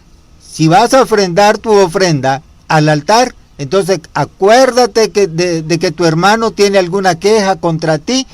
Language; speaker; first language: Spanish; native; Spanish